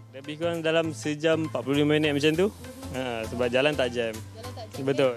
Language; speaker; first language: Malay; native; Malay